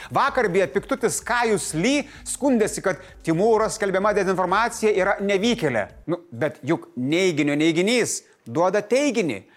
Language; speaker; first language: Lithuanian; native; Lithuanian